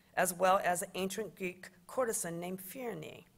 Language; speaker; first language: English; native; English